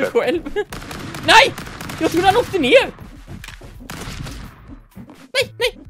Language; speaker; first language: Swedish; native; Swedish